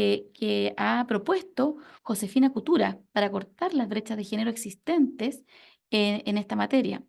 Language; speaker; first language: Spanish; native; Spanish